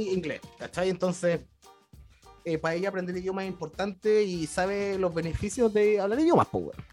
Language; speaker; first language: Spanish; native; Spanish